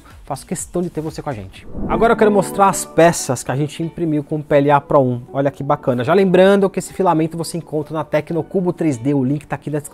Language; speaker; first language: Portuguese; native; Portuguese